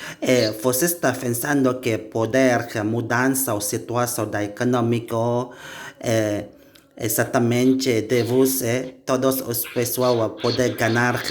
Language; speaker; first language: Portuguese; non-native, learner; Indonesian